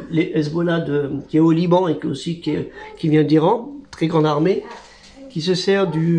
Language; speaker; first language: French; native; French